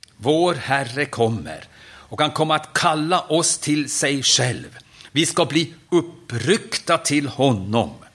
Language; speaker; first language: Swedish; non-native, fluent; German